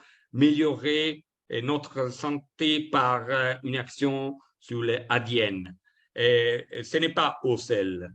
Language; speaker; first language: French; non-native, learner; Italian